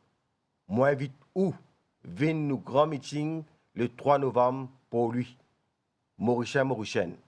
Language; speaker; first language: French; non-native, local second language; Morisyen